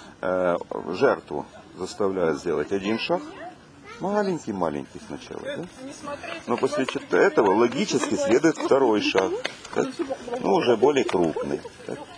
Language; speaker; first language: Russian; native; Russian